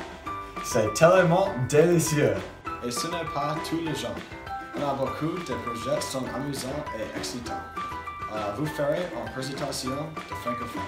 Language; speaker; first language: French; non-native, learner; English